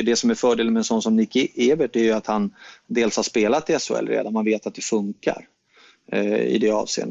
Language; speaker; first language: Swedish; native; Swedish